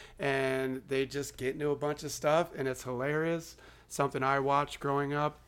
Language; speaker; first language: English; native; English